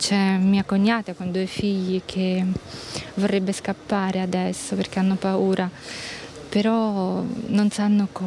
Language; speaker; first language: Italian; non-native, fluent; Ukrainian